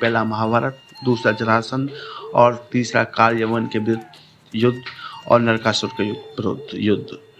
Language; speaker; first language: Hindi; native; Hindi